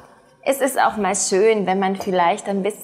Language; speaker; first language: German; native; German